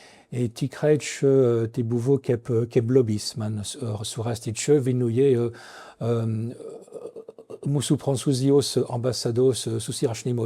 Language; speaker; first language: Lithuanian; non-native, fluent; French